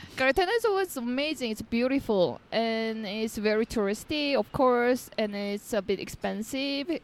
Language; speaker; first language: English; non-native, learner; Korean